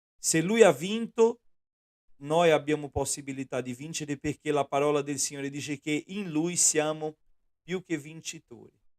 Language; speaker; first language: Italian; non-native, fluent; Portuguese